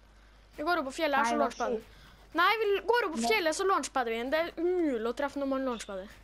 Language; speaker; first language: Norwegian; native; Norwegian